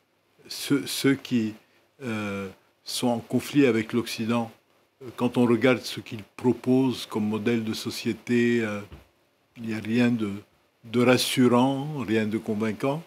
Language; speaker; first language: French; non-native, local second language; Arabic